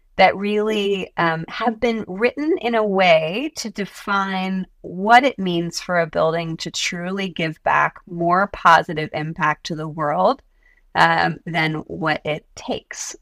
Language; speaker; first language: English; native; English